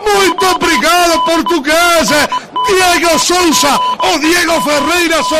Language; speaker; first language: Portuguese; non-native, learner; Spanish